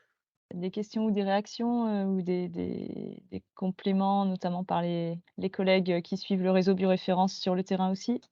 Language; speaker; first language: French; native; French